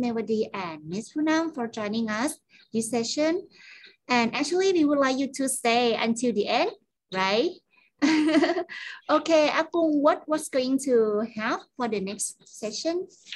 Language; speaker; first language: English; non-native, fluent; Thai